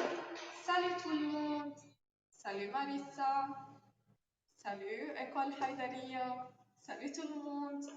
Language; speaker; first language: French; non-native, local second language; Arabic